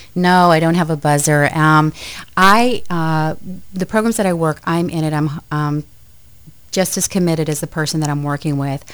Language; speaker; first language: English; native; English